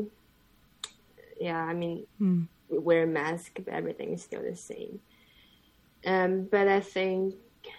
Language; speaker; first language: English; non-native, fluent; Chinese